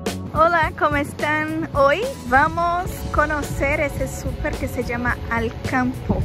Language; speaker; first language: Spanish; non-native, fluent; Portuguese